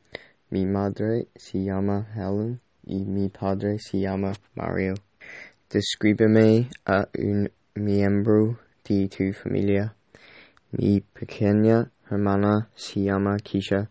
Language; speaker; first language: Spanish; non-native, learner; English